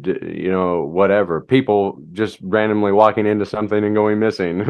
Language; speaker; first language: English; native; English